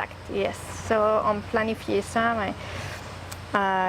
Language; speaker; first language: French; non-native, learner; English